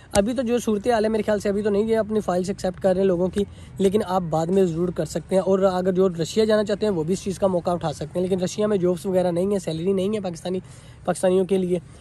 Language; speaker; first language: Urdu; non-native, local second language; Punjabi